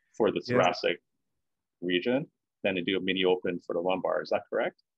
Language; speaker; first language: English; native; English